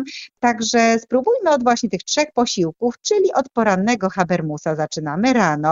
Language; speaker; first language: Polish; native; Polish